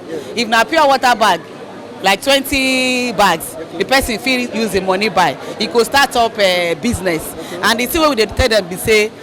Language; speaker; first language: Nigerian Pidgin; non-native, local second language; Yoruba